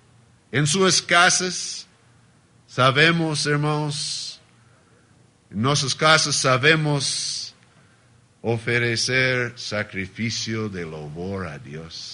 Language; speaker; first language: Spanish; non-native, learner; Portuguese